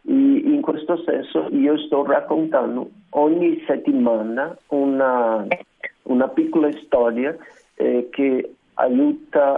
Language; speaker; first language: Italian; non-native, learner; Portuguese